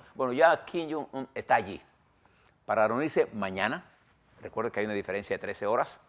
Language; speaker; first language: Spanish; native; Spanish